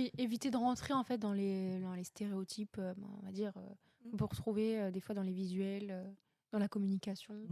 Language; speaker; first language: French; native; French